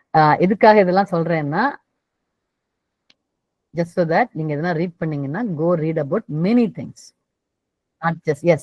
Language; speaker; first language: Tamil; native; Tamil